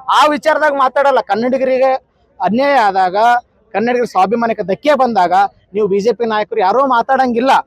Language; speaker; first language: Kannada; native; Kannada